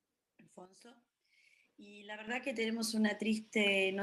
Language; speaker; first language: Spanish; native; Spanish